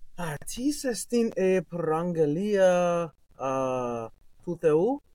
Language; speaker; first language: Greek; non-native, learner; English